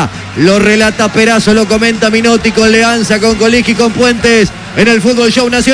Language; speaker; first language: Spanish; native; Spanish